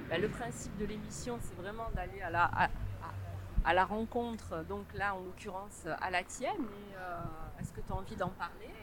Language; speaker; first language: French; native; French